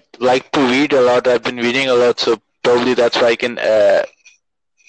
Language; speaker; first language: English; non-native, local second language; Urdu